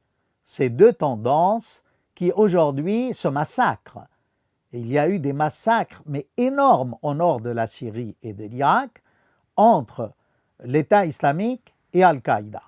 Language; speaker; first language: French; non-native, fluent; Arabic